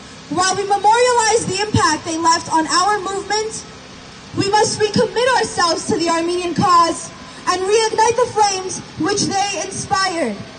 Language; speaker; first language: English; early bilingual, other home language; Armenian